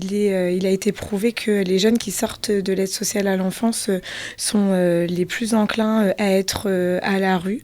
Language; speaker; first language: French; native; French